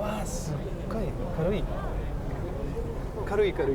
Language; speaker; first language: Japanese; non-native, learner; French